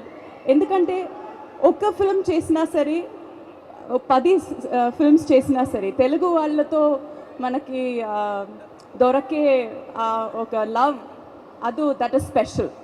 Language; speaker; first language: Telugu; non-native, fluent; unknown